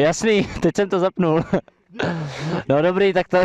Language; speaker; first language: Czech; native; Czech